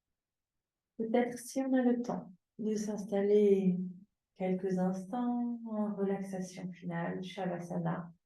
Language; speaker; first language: French; native; French